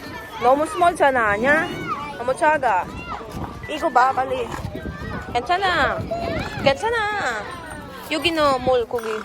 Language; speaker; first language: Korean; non-native, learner; Filipino